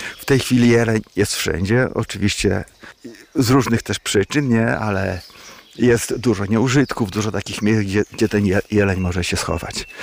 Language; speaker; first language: Polish; native; Polish